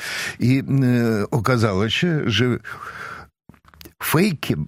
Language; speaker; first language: Polish; non-native, fluent; Russian